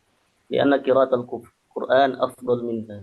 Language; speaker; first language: Arabic; non-native, learner; Indonesian